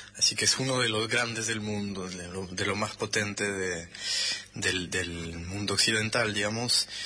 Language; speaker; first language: Spanish; non-native, fluent; French